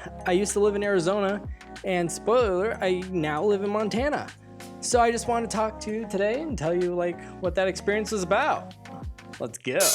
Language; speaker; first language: English; native; English